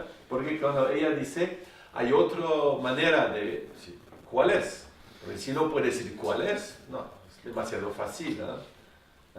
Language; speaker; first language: Spanish; non-native, fluent; French